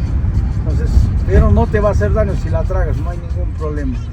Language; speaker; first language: Spanish; native; Spanish